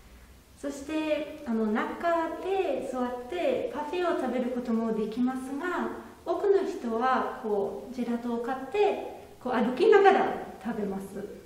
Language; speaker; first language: Japanese; non-native, fluent; German